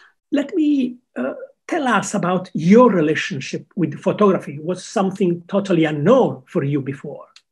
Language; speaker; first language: English; non-native, fluent; Italian